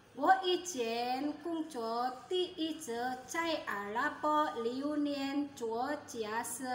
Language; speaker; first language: Chinese; non-native, learner; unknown